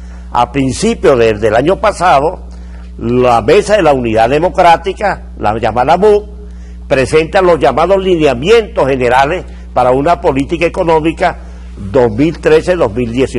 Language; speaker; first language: Spanish; native; Spanish